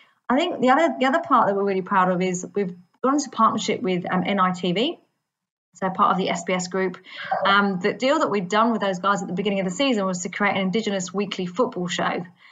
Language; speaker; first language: English; native; English